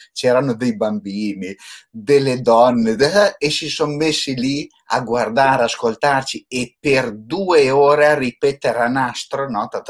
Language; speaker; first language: Italian; native; Italian